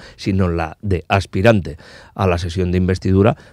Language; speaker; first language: Spanish; non-native, local second language; Basque